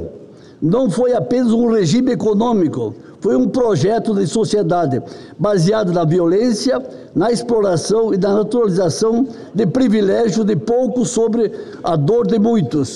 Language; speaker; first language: Portuguese; native; Portuguese